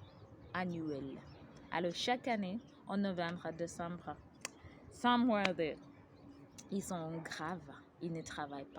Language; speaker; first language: French; non-native, learner; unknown